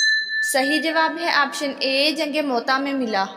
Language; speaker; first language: Urdu; native; Urdu